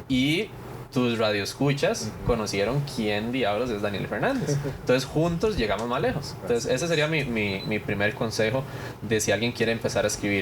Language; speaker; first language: Spanish; native; Spanish